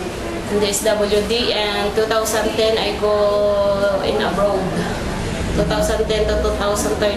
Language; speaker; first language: English; non-native, learner; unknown